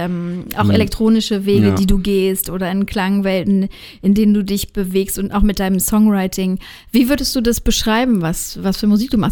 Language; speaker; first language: German; native; German